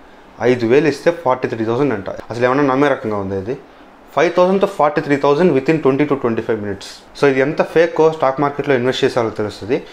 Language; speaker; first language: Telugu; native; Telugu